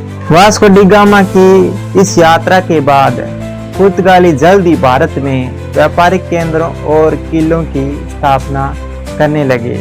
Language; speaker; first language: Hindi; native; Hindi